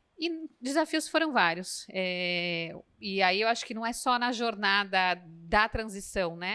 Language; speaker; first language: Portuguese; native; Portuguese